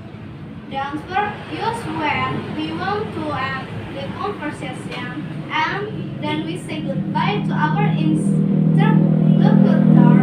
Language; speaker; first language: English; non-native, learner; Indonesian